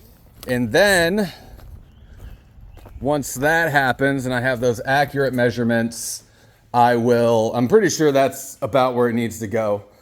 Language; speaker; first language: English; native; English